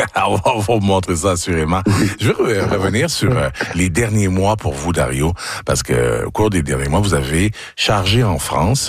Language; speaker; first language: French; native; French